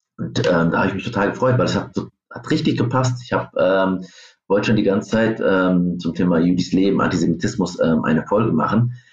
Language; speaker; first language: German; native; German